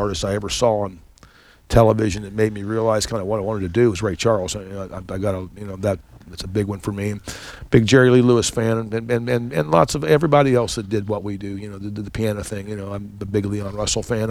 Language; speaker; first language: English; native; English